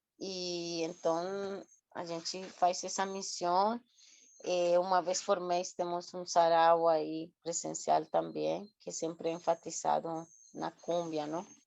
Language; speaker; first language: Portuguese; non-native, fluent; Spanish